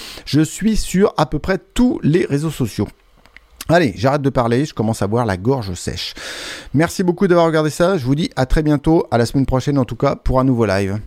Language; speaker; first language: French; native; French